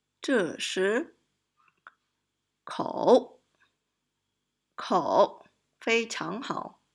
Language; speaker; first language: Chinese; non-native, local second language; Malay